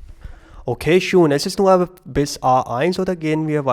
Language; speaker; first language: German; non-native, learner; Urdu